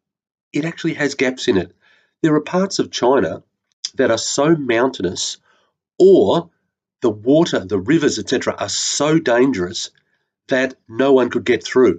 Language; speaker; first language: English; native; English